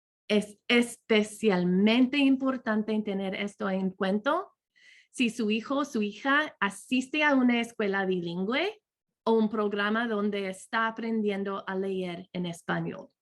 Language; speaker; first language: Spanish; non-native, fluent; English